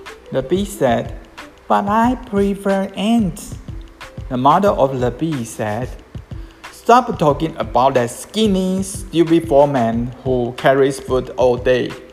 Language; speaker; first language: English; non-native, fluent; Chinese